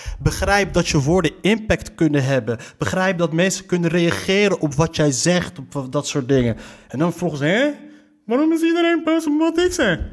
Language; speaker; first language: Dutch; early bilingual, other home language; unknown